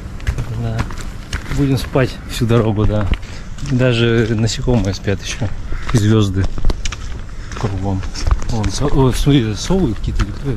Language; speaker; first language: Russian; native; Russian